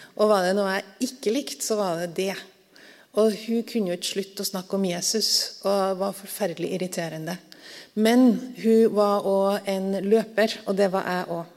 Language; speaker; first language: Norwegian; native; Norwegian